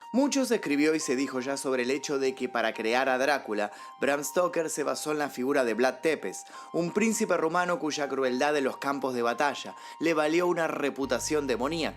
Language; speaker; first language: Spanish; native; Spanish